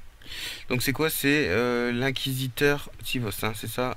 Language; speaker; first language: French; native; French